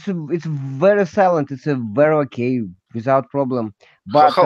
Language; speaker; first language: English; non-native, learner; Russian